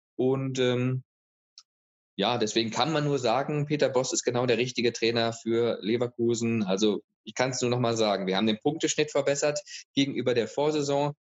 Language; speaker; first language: German; native; German